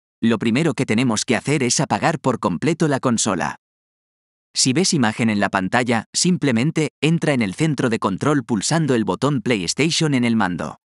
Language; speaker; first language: Spanish; native; Spanish